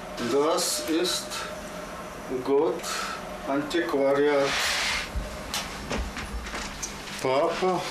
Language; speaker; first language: German; non-native, learner; Russian